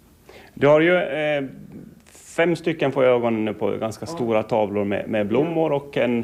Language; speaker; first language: Swedish; native; Swedish